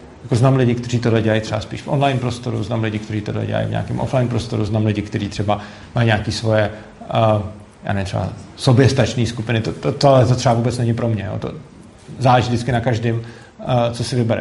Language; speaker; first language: Czech; native; Czech